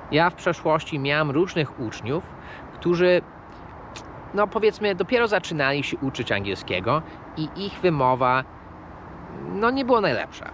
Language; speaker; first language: Polish; non-native, fluent; English